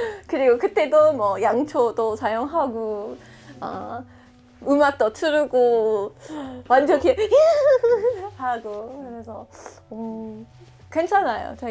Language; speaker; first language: Korean; non-native, fluent; English